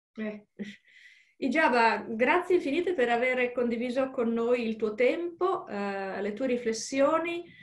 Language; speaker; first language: Italian; native; Italian